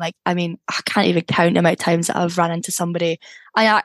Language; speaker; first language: English; native; English